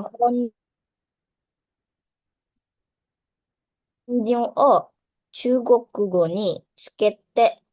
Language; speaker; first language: Japanese; non-native, learner; Indonesian